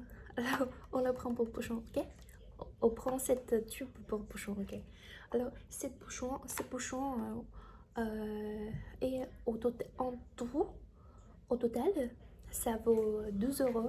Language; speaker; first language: French; non-native, learner; Chinese